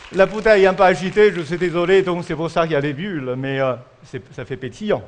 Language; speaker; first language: French; non-native, fluent; Chinese